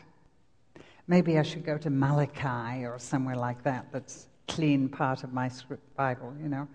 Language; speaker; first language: English; native; English